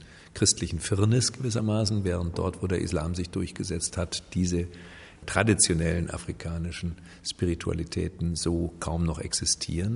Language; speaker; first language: German; native; German